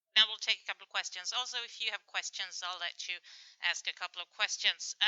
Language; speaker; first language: English; non-native, fluent; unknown